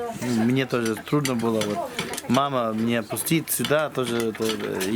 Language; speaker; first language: Russian; non-native, fluent; English